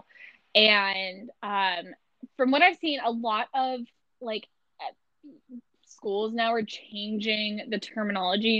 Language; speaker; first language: English; native; English